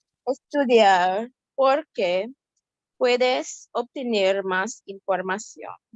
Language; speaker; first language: Spanish; non-native, learner; English